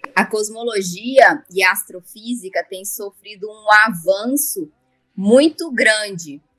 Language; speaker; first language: Portuguese; native; Portuguese